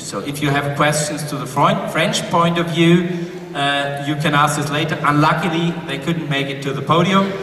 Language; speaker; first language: English; non-native, fluent; German